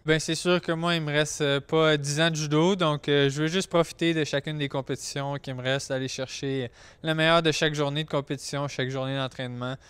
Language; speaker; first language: French; native; French